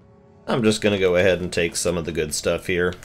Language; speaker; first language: English; native; English